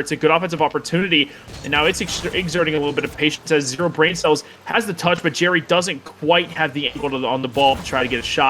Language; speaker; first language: English; native; English